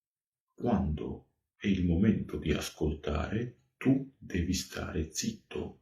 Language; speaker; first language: Italian; non-native, fluent; Georgian